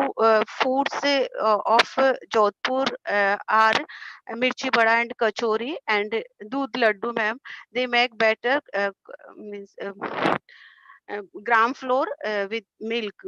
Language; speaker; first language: English; non-native, learner; Hindi